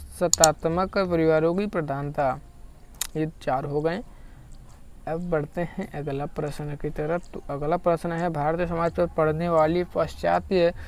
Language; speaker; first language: Hindi; native; Hindi